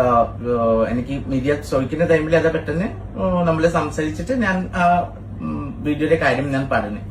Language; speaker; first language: Malayalam; non-native, learner; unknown